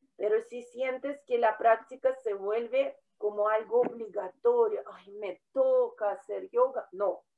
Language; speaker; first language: Spanish; non-native, fluent; Russian